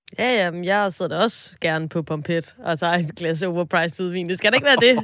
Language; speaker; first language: Danish; native; Danish